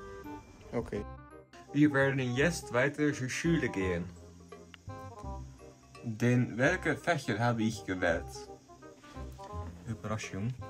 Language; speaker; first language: German; non-native, learner; Dutch